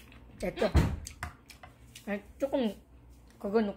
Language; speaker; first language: Korean; non-native, fluent; Filipino